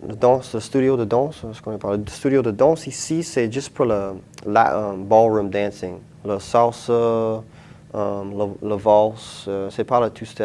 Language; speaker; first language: French; non-native, local second language; English